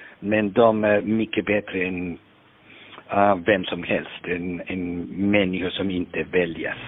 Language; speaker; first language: Swedish; non-native, fluent; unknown